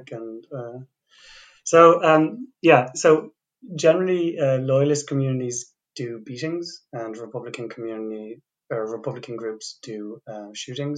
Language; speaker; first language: English; native; English